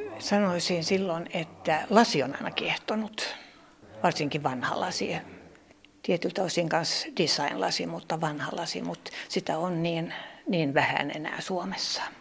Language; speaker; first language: Finnish; non-native, local second language; Swedish